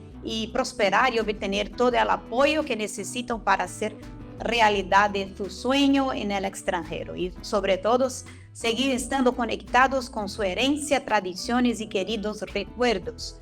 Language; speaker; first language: Spanish; non-native, fluent; Portuguese